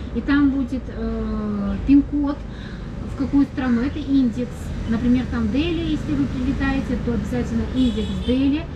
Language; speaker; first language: Russian; native; Russian